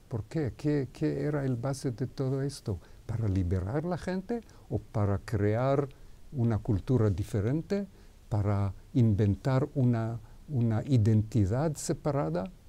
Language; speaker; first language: Spanish; non-native, fluent; Hebrew